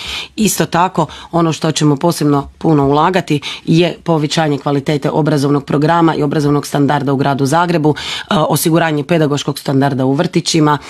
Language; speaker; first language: Croatian; native; Croatian